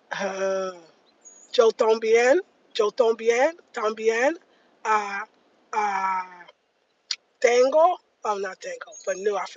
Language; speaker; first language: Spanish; non-native, learner; English